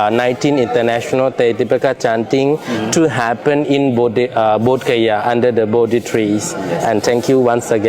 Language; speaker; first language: English; non-native, fluent; Lao